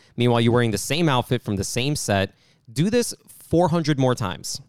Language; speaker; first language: English; native; English